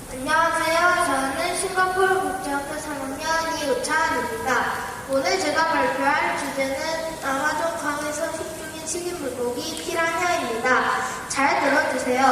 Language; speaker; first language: Korean; early bilingual, heritage; Korean